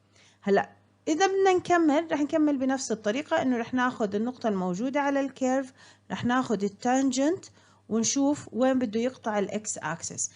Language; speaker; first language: Arabic; native; Arabic